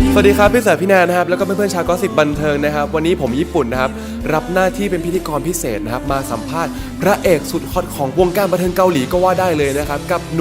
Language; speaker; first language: Thai; native; Thai